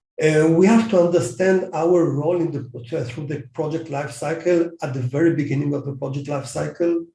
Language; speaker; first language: English; non-native, fluent; Hebrew